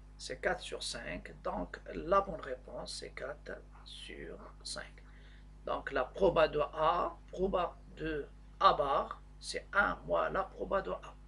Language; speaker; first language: French; non-native, local second language; Arabic